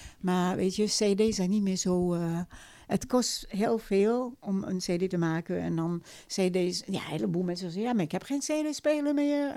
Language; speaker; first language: Dutch; non-native, fluent; French